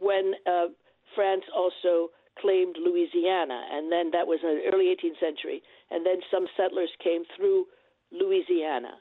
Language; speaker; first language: English; non-native, fluent; French